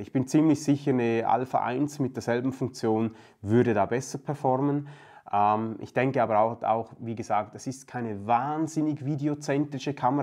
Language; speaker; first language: German; native; German